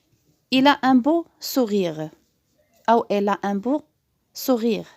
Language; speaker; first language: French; non-native, local second language; Arabic